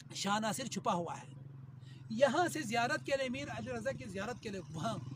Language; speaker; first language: Urdu; native; Urdu